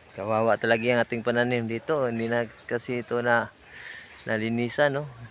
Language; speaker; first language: Filipino; non-native, local second language; Cebuano